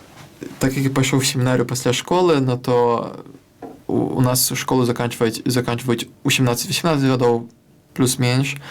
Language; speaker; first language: Belarusian; non-native, local second language; Russian